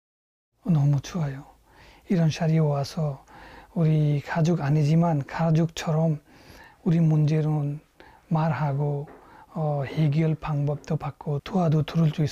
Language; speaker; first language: Korean; non-native, fluent; Bangla